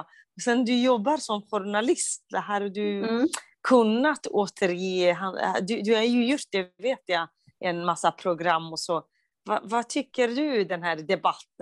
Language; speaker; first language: Swedish; non-native, fluent; Kurdish